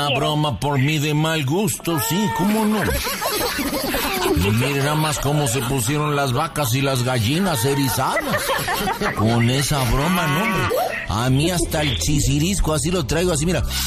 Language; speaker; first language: Spanish; native; Spanish